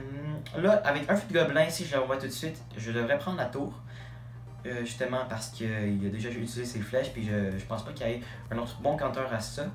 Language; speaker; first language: French; native; French